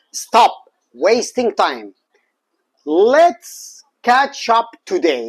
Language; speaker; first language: English; non-native, fluent; Arabic